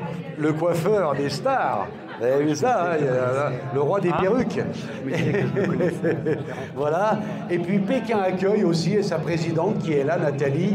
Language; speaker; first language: French; native; French